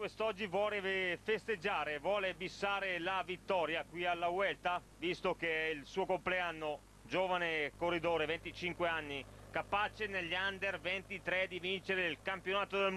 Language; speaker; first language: Italian; native; Italian